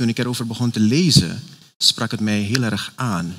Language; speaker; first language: Dutch; native; Dutch